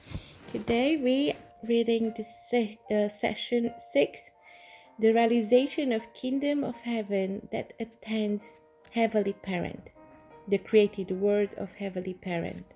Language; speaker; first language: English; non-native, fluent; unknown